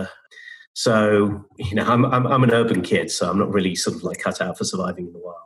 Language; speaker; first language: English; native; English